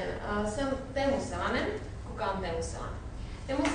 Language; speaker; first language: Finnish; non-native, learner; Czech